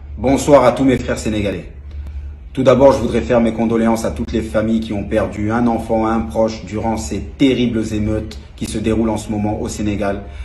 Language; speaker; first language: French; native; French